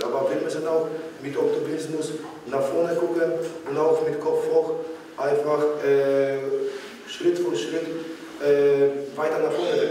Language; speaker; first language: German; non-native, learner; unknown